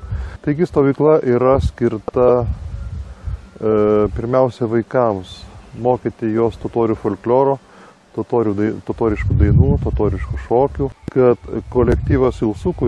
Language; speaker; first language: Lithuanian; native; Lithuanian